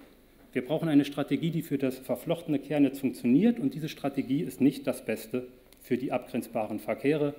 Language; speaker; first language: German; native; German